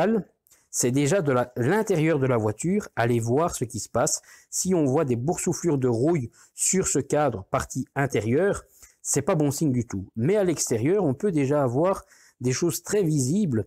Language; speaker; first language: French; native; French